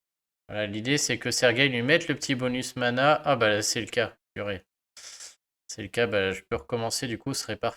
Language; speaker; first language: French; native; French